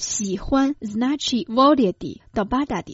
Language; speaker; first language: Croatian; non-native, fluent; Chinese